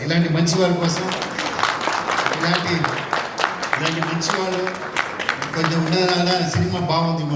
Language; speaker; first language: Telugu; non-native, learner; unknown